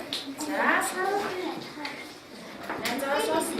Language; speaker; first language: Mongolian; native; Mongolian